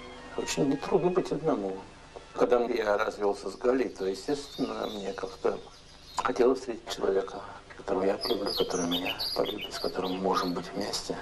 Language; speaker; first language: Russian; native; Russian